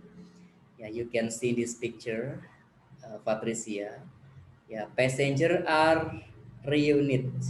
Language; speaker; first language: English; non-native, learner; Indonesian